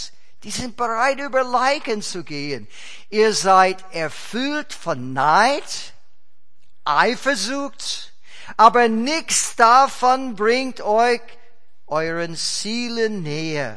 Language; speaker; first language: German; non-native, fluent; English